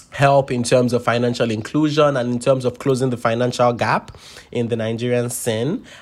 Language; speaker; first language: English; non-native, local second language; Yoruba